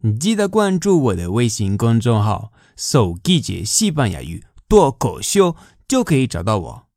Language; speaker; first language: Chinese; non-native, fluent; Spanish